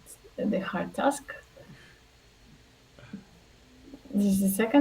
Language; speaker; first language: English; non-native, learner; Russian